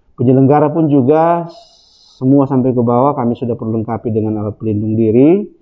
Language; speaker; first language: Indonesian; native; Indonesian